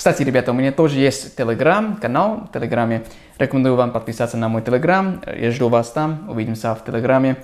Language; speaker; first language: Russian; non-native, fluent; English